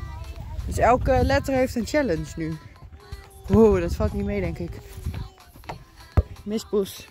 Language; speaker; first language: Dutch; native; Dutch